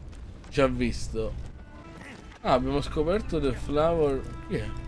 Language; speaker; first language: Italian; native; Italian